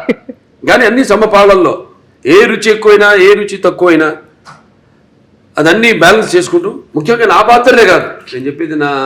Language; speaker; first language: Telugu; native; Telugu